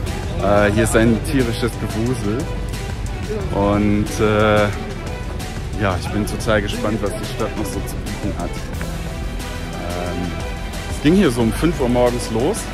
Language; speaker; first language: German; native; German